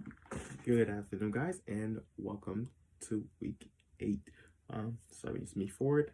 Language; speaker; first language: English; native; English